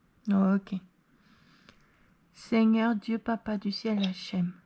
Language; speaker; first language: French; native; French